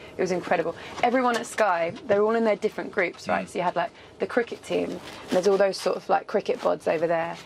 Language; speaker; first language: English; native; English